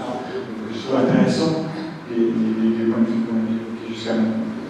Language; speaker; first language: French; native; French